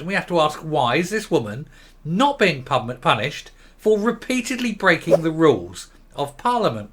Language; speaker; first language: English; native; English